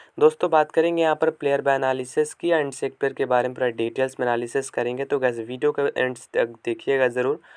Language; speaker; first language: Hindi; native; Hindi